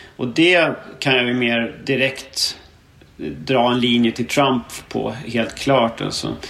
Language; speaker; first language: Swedish; native; Swedish